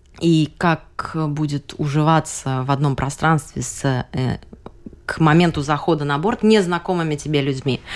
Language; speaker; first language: Russian; native; Russian